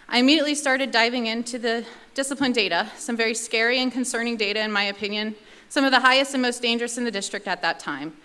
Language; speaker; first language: English; native; English